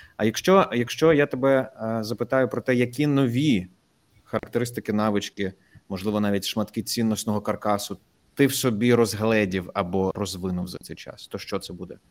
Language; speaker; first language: Ukrainian; native; Ukrainian